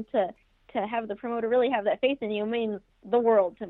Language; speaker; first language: English; native; English